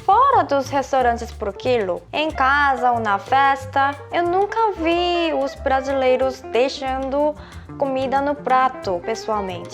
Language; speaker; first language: Portuguese; non-native, fluent; Korean